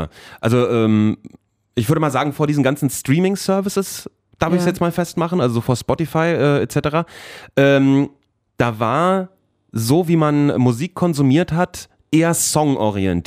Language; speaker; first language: German; native; German